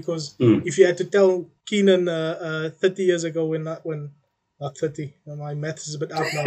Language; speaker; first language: English; non-native, local second language; Afrikaans